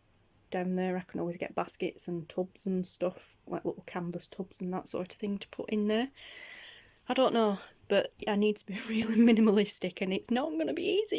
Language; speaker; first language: English; native; English